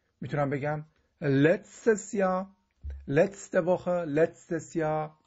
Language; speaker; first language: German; non-native, fluent; Persian